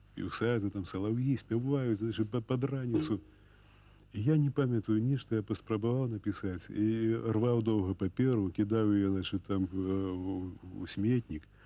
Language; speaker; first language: Belarusian; native; Belarusian